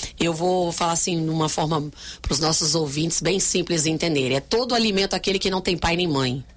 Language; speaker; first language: Portuguese; native; Portuguese